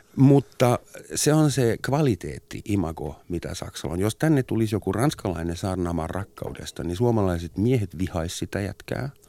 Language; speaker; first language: Finnish; non-native, fluent; German